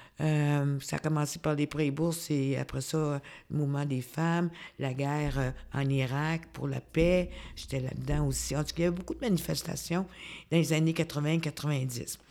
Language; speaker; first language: French; native; French